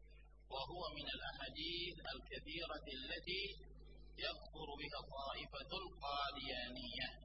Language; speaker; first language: Arabic; non-native, fluent; Indonesian